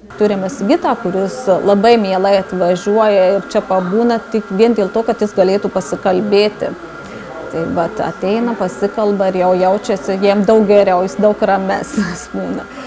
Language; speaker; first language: Lithuanian; native; Lithuanian